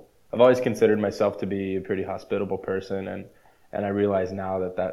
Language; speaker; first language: English; native; English